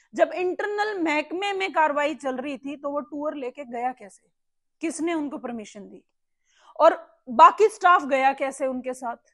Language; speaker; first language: Hindi; native; Hindi